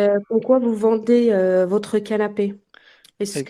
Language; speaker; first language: French; non-native, local second language; Arabic